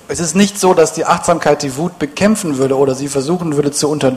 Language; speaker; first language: German; native; German